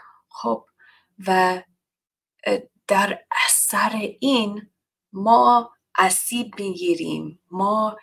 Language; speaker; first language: Persian; non-native, learner; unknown